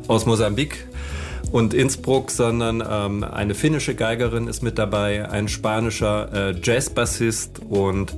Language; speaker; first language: German; native; German